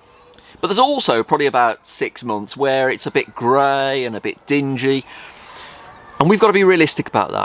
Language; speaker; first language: English; native; English